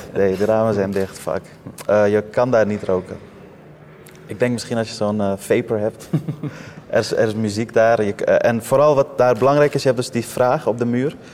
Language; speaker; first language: Dutch; early bilingual, other home language; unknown